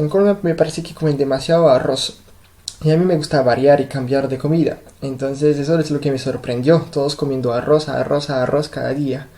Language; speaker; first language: Spanish; non-native, fluent; French